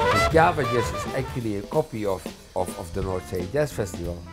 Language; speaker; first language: English; non-native, fluent; Indonesian